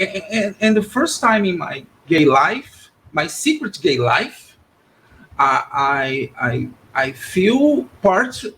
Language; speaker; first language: English; non-native, learner; Portuguese